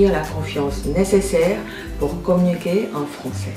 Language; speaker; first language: French; native; French